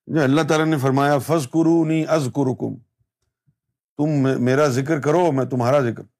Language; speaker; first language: Urdu; native; Urdu